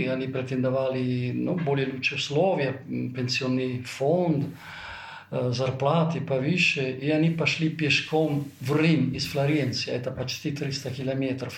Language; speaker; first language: Russian; non-native, fluent; Italian